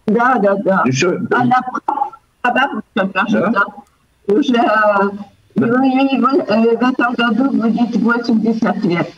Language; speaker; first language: Russian; early bilingual, heritage; Russian